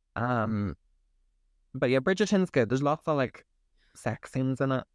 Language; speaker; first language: English; native; English